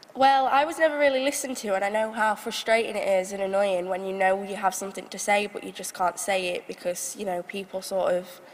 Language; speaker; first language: English; native; English